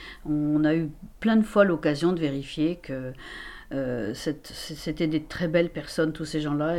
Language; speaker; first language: French; native; French